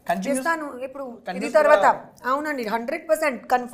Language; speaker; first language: Telugu; non-native, learner; Hindi